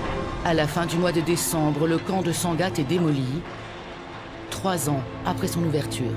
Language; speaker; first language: French; native; French